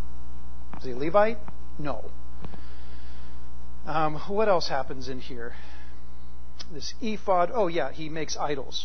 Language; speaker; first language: English; native; English